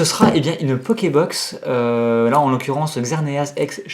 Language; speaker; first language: French; native; French